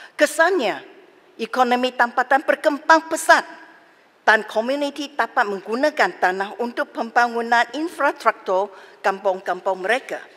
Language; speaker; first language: Malay; non-native, local second language; Chinese